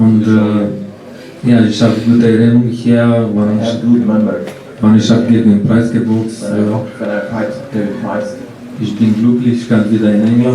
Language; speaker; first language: German; non-native, learner; Romanian